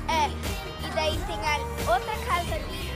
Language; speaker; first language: Portuguese; early bilingual, heritage; Portuguese